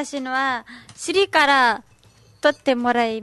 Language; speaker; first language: Japanese; non-native, learner; Nepali